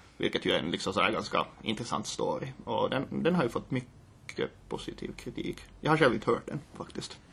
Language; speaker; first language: Swedish; native; Swedish